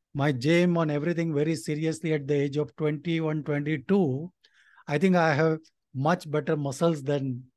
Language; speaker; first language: English; non-native, local second language; Nepali